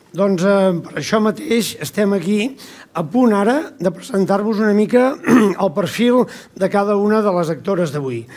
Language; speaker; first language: Catalan; native; Catalan